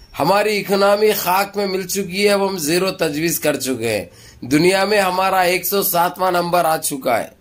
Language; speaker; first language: Urdu; native; Urdu